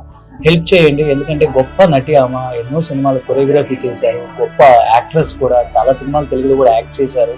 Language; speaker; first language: Telugu; native; Telugu